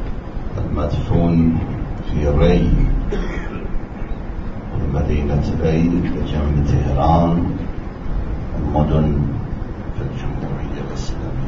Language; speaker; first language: Arabic; non-native, fluent; Persian